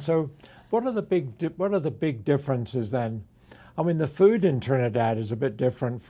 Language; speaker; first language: English; native; English